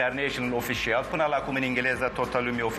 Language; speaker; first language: Romanian; non-native, learner; Turkish